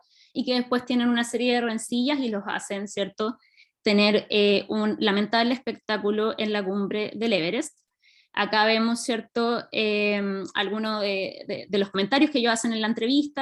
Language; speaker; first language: Spanish; native; Spanish